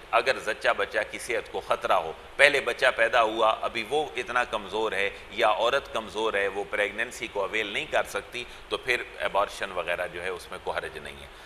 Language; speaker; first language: Urdu; non-native, local second language; Punjabi